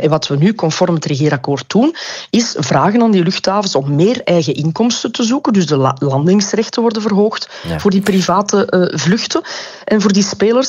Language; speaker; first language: Dutch; native; Dutch